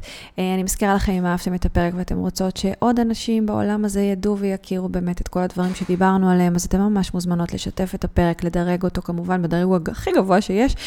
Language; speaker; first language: Hebrew; native; Hebrew